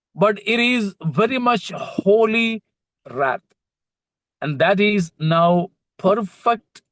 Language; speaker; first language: English; non-native, local second language; Malayalam